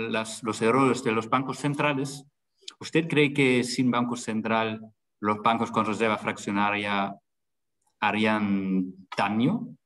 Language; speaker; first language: Spanish; non-native, fluent; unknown